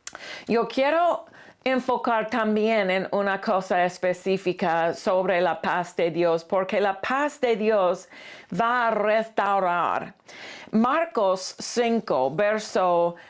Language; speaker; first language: Spanish; non-native, fluent; English